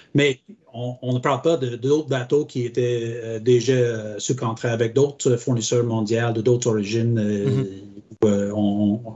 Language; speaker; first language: French; non-native, local second language; English